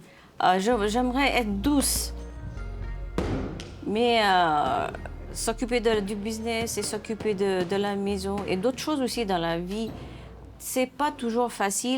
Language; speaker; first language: French; non-native, fluent; Nepali